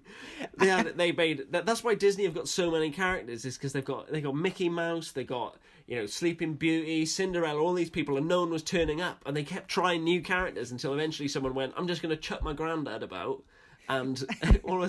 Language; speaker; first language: English; native; English